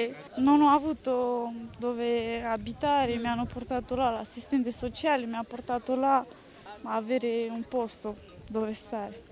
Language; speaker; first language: Italian; non-native, fluent; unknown